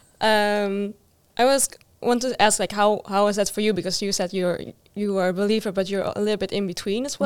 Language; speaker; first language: English; non-native, fluent; Dutch